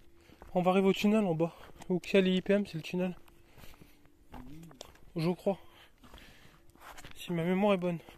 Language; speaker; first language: French; native; French